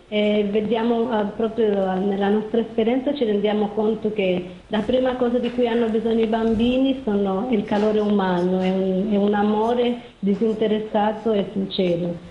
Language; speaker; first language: Italian; native; Italian